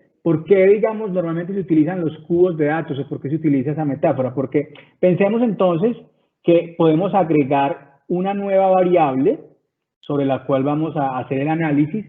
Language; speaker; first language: Spanish; native; Spanish